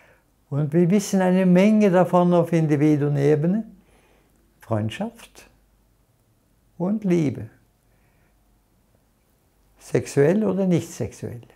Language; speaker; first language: German; non-native, fluent; Norwegian